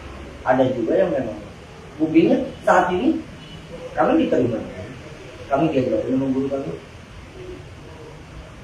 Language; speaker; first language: Indonesian; native; Indonesian